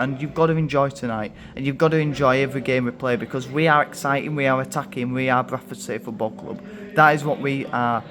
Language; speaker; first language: English; native; English